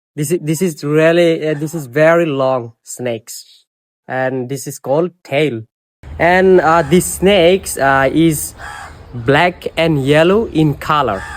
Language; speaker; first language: English; non-native, learner; Bangla